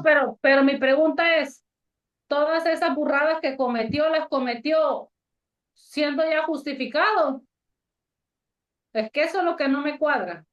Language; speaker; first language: Spanish; native; Spanish